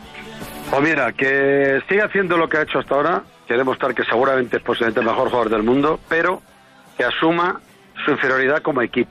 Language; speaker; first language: Spanish; native; Spanish